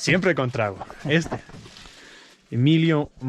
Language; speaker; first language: Spanish; non-native, learner; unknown